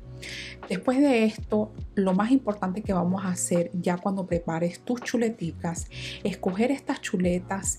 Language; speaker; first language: Spanish; non-native, fluent; English